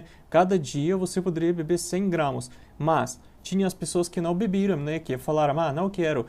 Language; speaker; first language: Portuguese; non-native, learner; Russian